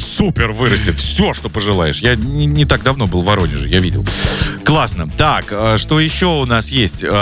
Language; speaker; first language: Russian; native; Russian